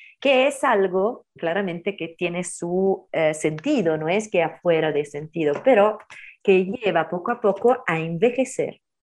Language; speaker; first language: Spanish; non-native, fluent; Italian